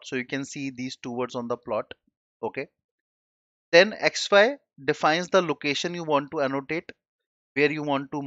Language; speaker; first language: English; non-native, local second language; Hindi